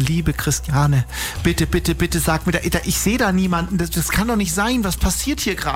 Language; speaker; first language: German; native; German